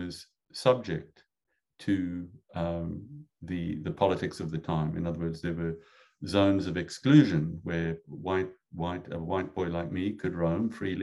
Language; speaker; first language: English; native; English